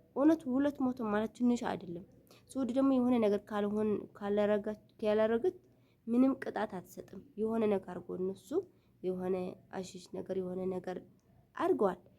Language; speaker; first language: Amharic; non-native, local second language; Tigrinya